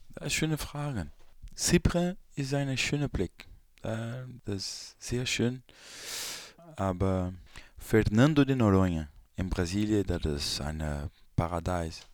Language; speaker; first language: German; non-native, learner; Portuguese